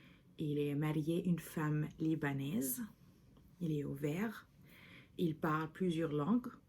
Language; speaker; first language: French; non-native, fluent; English